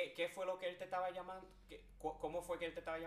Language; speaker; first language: Spanish; early bilingual, heritage; English